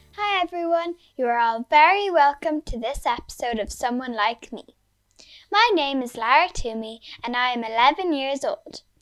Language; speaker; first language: English; native; English